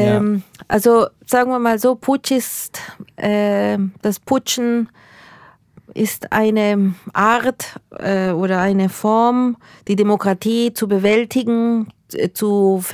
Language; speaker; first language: German; early bilingual, other home language; Spanish